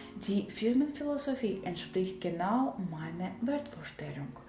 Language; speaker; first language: German; non-native, fluent; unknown